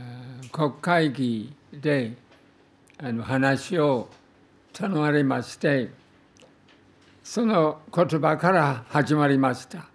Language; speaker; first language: Japanese; non-native, fluent; English